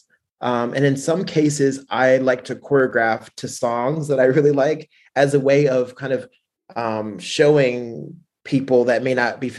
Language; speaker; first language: English; native; English